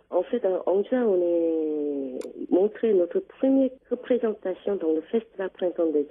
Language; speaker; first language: French; non-native, learner; Korean